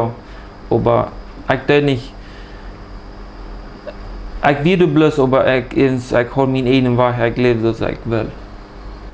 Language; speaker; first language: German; early bilingual, heritage; Plautdietsch